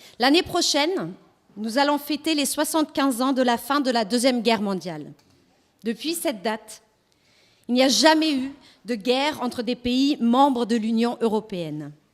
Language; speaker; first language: French; non-native, fluent; German